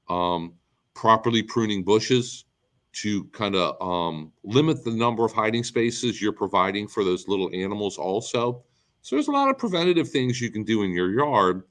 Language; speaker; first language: English; native; English